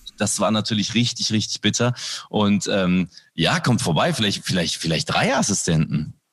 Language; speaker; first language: German; early bilingual, other home language; Indonesian